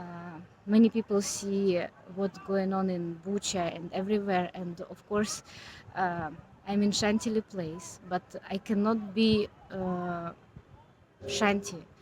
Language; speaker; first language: English; non-native, learner; Ukrainian